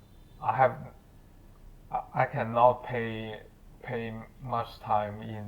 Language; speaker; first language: English; non-native, learner; Chinese